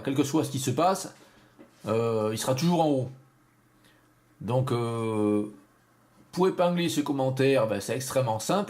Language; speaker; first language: French; native; French